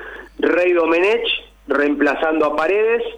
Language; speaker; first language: Spanish; native; Spanish